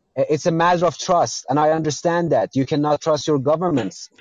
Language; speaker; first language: English; non-native, fluent; Persian